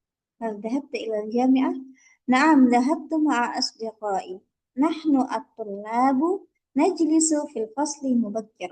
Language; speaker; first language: Arabic; non-native, fluent; Indonesian